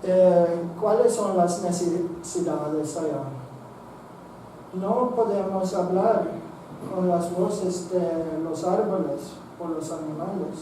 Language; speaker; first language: Spanish; non-native, fluent; Swedish